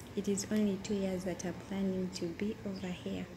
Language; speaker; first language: English; non-native, local second language; Ganda